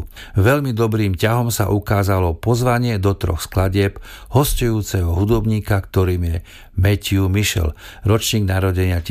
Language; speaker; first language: Slovak; native; Slovak